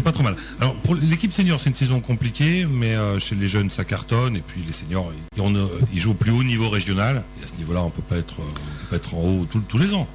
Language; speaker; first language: French; native; French